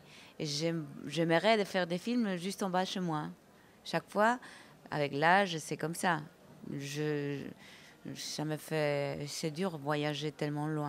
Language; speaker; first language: French; non-native, fluent; Spanish